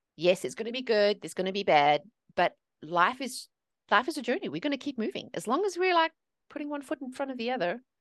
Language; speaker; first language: English; native; English